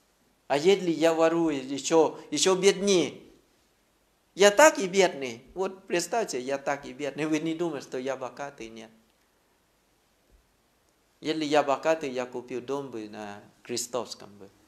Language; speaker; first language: Russian; non-native, fluent; Thai